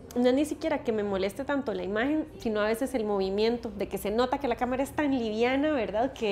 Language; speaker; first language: Spanish; native; Spanish